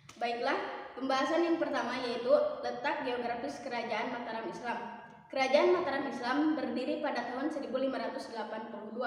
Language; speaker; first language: Indonesian; native; Indonesian